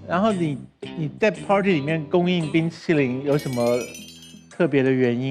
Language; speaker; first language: Chinese; native; Chinese